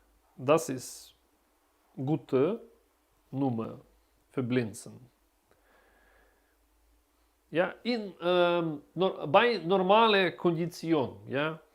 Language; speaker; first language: German; non-native, learner; Russian